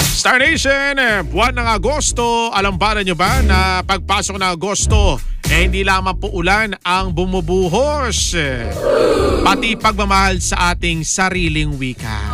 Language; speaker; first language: Filipino; native; Filipino